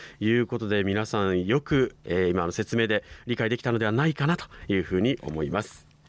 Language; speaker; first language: Japanese; native; Japanese